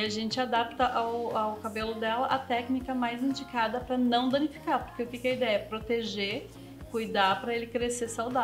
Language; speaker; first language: Portuguese; native; Portuguese